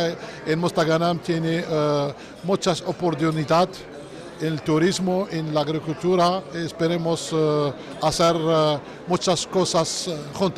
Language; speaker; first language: Spanish; non-native, learner; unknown